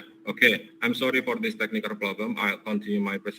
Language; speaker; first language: English; non-native, learner; Indonesian